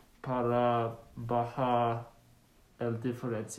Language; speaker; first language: Spanish; non-native, learner; English